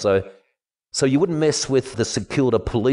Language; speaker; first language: English; non-native, fluent; German